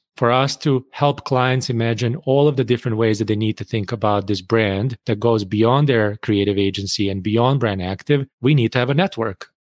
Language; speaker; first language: English; non-native, fluent; Bosnian